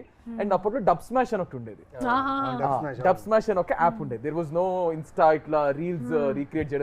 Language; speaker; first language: Telugu; native; Telugu